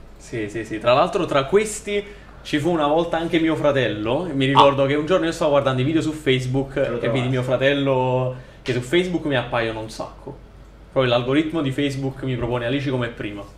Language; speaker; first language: Italian; native; Italian